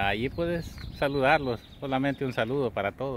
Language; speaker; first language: Spanish; native; Spanish